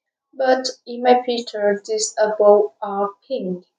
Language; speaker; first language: English; non-native, learner; Vietnamese